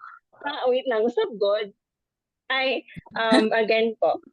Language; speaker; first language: Filipino; non-native, local second language; Cebuano